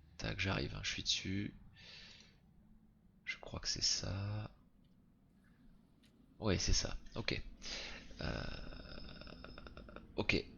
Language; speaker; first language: French; native; French